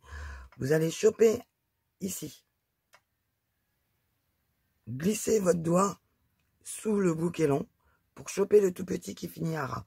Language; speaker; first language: French; native; French